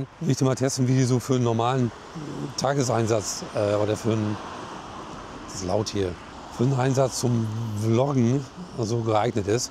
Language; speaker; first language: German; native; German